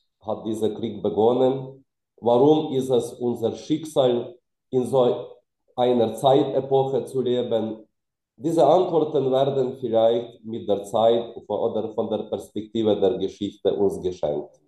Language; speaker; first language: German; non-native, fluent; Ukrainian